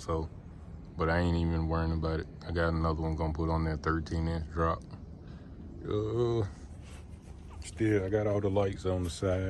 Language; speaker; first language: English; native; English